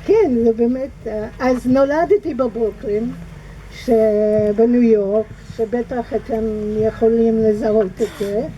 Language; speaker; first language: Hebrew; non-native, fluent; English